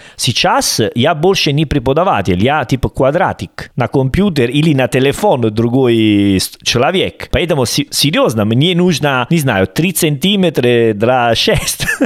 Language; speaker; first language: Russian; non-native, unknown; Italian